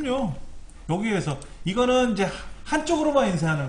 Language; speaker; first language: Korean; native; Korean